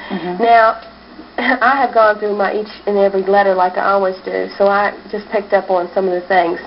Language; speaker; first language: English; native; English